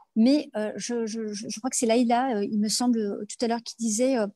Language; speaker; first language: French; native; French